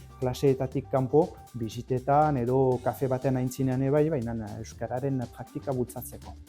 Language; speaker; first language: Basque; native; Basque